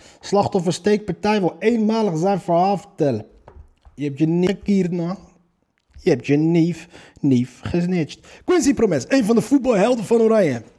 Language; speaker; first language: Dutch; native; Dutch